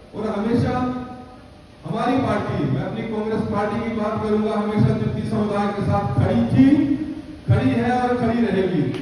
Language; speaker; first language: Hindi; native; Hindi